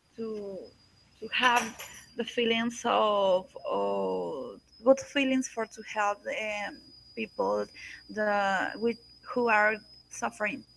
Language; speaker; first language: English; non-native, learner; Spanish